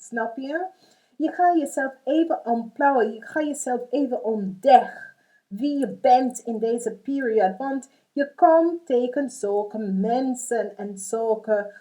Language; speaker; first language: Dutch; non-native, fluent; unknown